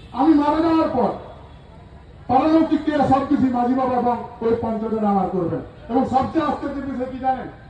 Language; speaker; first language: Bangla; non-native, local second language; Santali